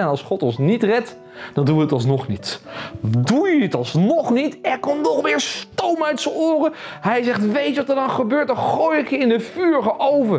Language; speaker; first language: Dutch; native; Dutch